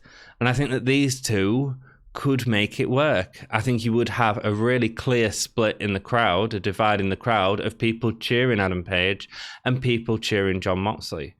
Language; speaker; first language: English; native; English